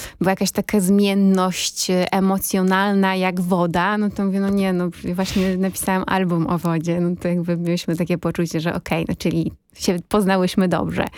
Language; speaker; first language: Polish; native; Polish